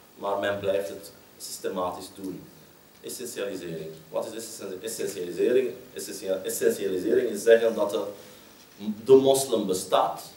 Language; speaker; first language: Dutch; non-native, fluent; Arabic